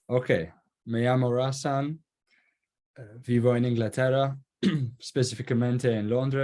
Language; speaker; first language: Spanish; non-native, learner; Kurdish